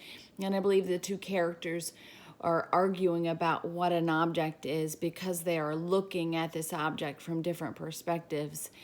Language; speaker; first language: English; native; English